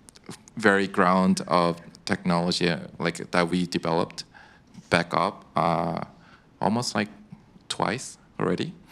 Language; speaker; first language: English; non-native, fluent; Korean